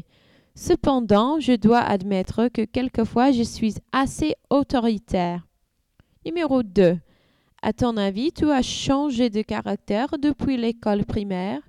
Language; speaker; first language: French; non-native, learner; English